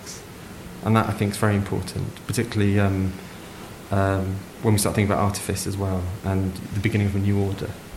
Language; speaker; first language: English; native; English